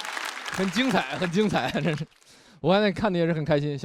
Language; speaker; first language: Chinese; native; Chinese